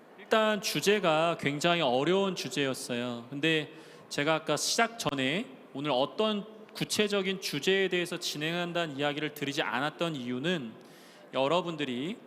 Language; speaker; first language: Korean; native; Korean